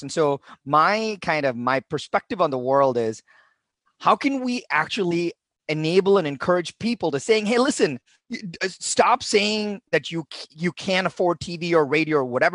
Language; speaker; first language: English; non-native, local second language; Tamil